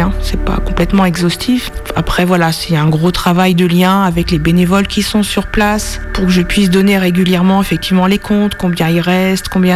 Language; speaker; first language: French; native; French